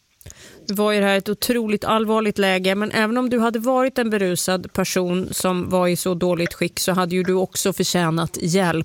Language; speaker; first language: Swedish; native; Swedish